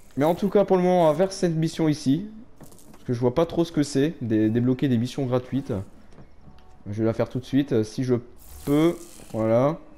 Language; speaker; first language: French; native; French